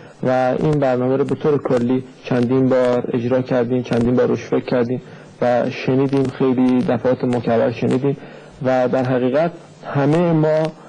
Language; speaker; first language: Persian; native; Persian